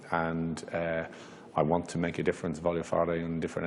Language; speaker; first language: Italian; non-native, learner; English